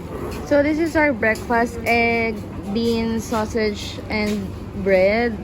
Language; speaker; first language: English; non-native, local second language; Filipino